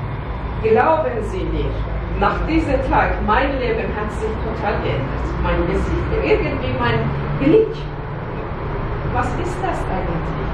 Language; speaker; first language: German; non-native, learner; Persian